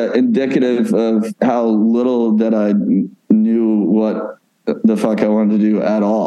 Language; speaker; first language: English; native; English